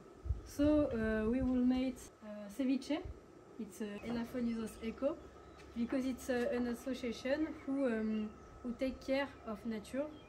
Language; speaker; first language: English; non-native, learner; French